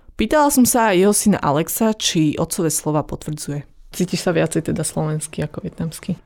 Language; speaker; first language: Slovak; early bilingual, other home language; Vietnamese